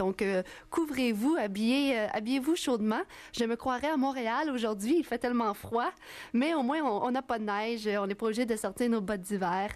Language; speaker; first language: French; native; French